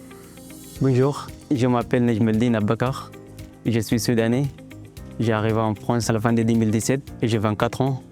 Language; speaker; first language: French; non-native, learner; Arabic